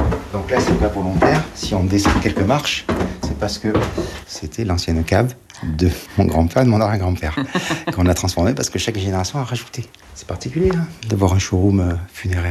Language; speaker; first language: French; native; French